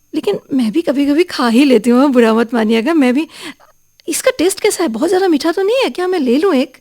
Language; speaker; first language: Hindi; non-native, local second language; Assamese